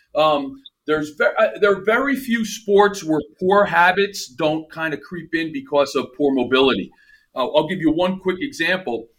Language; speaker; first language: English; native; English